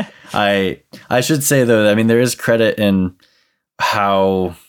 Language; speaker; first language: English; native; English